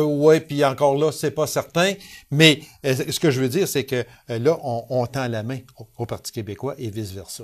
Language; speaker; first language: French; native; French